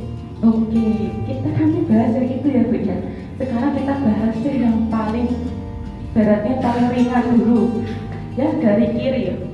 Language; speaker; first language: Indonesian; non-native, local second language; Javanese